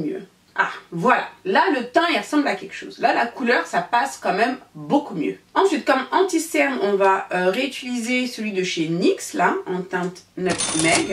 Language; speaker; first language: French; native; French